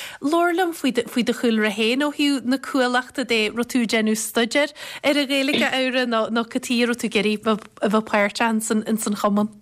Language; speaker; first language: Irish; native; Irish